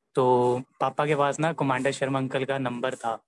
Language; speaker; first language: Hindi; native; Hindi